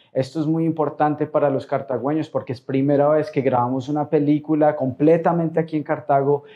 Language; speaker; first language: Spanish; early bilingual, heritage; Spanish